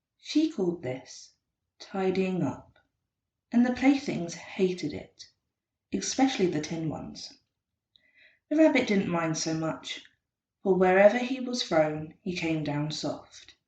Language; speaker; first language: English; native; English